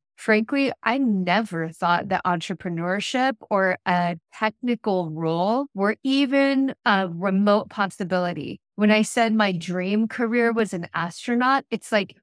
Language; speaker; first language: English; native; English